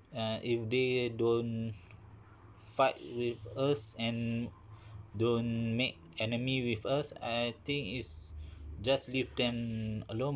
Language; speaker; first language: English; non-native, learner; Malay